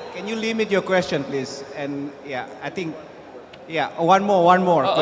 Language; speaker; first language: English; non-native, fluent; Indonesian